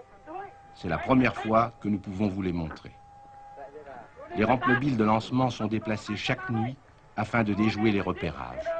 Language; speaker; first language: French; native; French